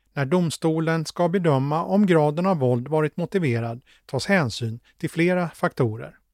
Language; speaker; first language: Swedish; native; Swedish